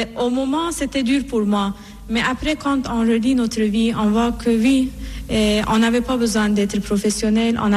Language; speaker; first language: French; non-native, fluent; Persian